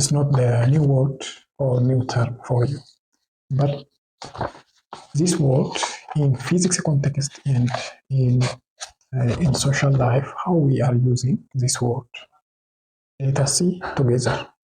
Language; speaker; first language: English; non-native, local second language; Oromo